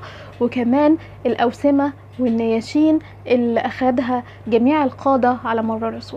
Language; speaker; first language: Arabic; native; Arabic